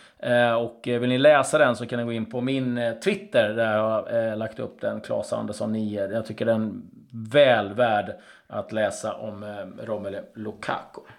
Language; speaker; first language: Swedish; native; Swedish